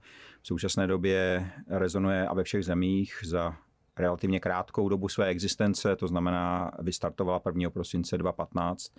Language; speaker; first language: Czech; native; Czech